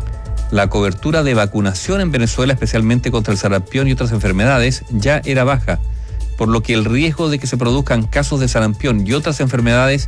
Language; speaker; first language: Spanish; native; Spanish